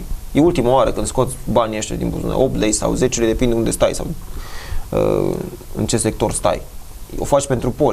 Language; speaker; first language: Romanian; native; Romanian